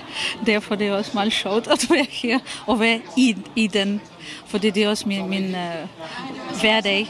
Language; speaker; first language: Danish; non-native, fluent; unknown